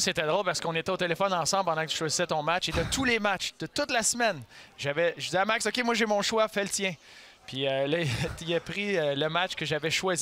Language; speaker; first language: French; native; French